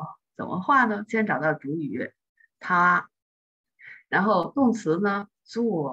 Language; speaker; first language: Chinese; native; Chinese